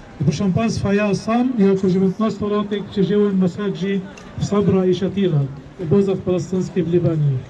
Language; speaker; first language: Polish; non-native, fluent; Arabic